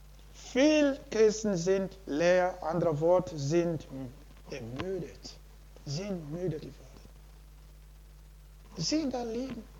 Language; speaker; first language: German; non-native, learner; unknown